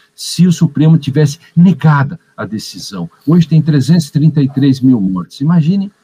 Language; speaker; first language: Portuguese; native; Portuguese